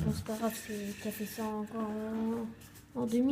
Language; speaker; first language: French; native; French